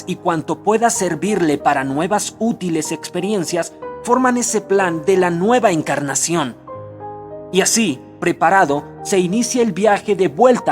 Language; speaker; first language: Spanish; native; Spanish